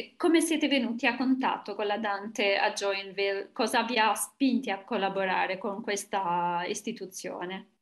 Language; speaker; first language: Italian; non-native, fluent; Albanian